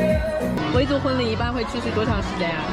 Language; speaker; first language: Chinese; native; Chinese